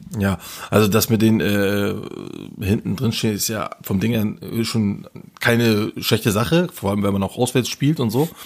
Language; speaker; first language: German; early bilingual, other home language; Turkish